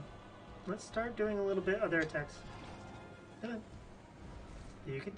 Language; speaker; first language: English; native; English